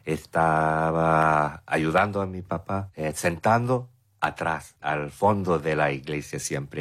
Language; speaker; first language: Spanish; non-native, fluent; English